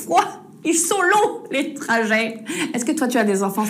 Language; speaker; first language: French; native; French